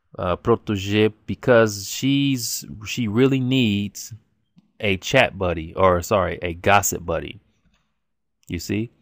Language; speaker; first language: English; native; English